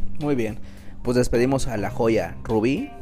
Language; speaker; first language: Spanish; native; Spanish